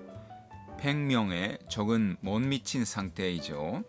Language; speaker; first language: Korean; non-native, fluent; Japanese